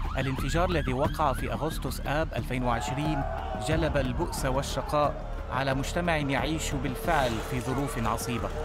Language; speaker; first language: Arabic; native; Arabic